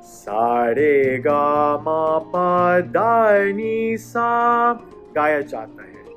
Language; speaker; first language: Hindi; non-native, fluent; English